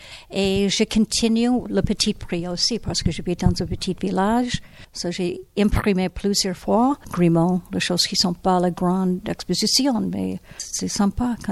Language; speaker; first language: French; non-native, learner; English